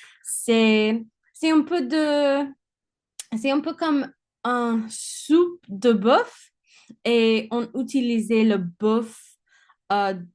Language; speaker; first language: French; non-native, learner; English